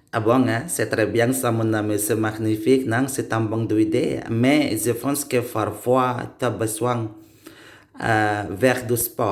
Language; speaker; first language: French; non-native, learner; Indonesian